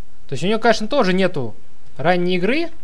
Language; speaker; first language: Russian; native; Russian